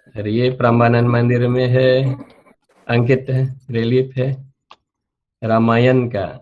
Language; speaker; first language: Hindi; non-native, fluent; Balinese